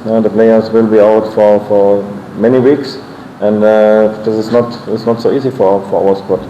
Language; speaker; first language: English; non-native, fluent; German